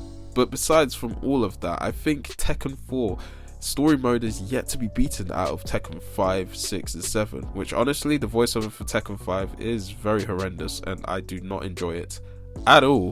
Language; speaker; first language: English; native; English